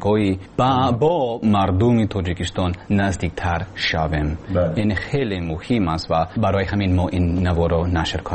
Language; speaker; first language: Persian; non-native, learner; English